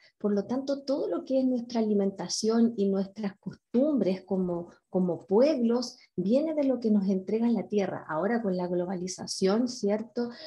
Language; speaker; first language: Spanish; native; Spanish